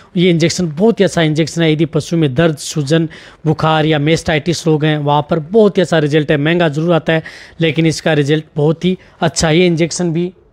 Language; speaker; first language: Hindi; native; Hindi